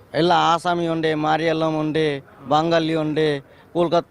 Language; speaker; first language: Malayalam; non-native, learner; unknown